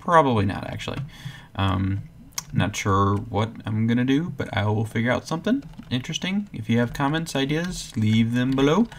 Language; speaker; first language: English; native; English